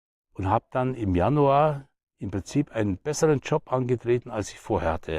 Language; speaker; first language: German; native; German